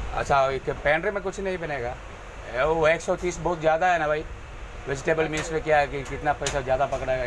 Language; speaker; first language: Hindi; non-native, local second language; Malayalam